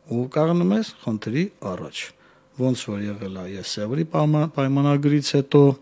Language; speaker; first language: Armenian; native; Armenian